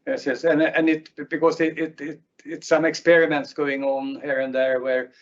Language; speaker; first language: English; non-native, fluent; Swedish